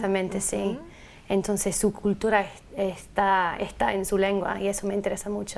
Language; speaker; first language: Spanish; non-native, fluent; English